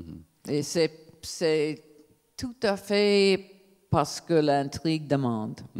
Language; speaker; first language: French; non-native, fluent; English